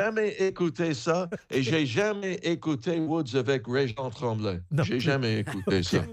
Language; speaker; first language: French; non-native, fluent; English